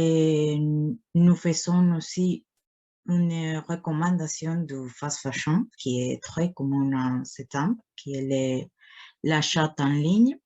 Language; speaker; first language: French; non-native, fluent; Spanish